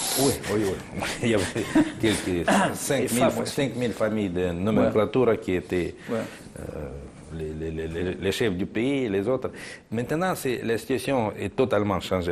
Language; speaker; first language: French; non-native, fluent; Russian